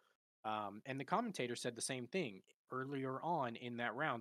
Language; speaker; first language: English; native; English